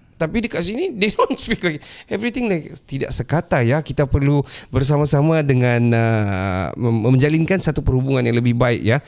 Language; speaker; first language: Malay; native; Malay